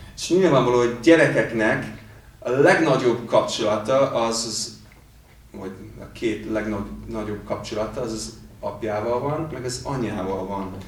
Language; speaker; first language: Hungarian; non-native, fluent; English